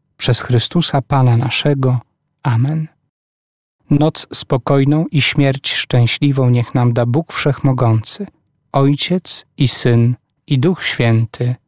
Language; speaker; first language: Polish; native; Polish